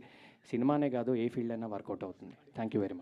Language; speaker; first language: Telugu; native; Telugu